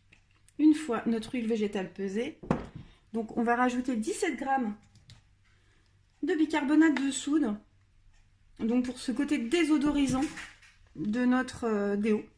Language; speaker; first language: French; native; French